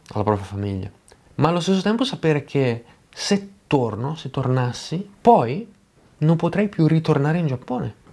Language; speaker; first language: Italian; native; Italian